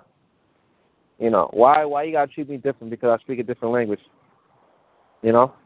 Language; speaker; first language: English; early bilingual, other home language; Mandingo